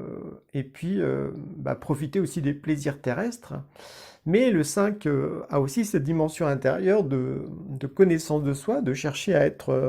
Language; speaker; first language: French; native; French